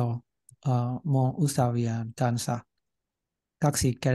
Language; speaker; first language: Finnish; non-native, learner; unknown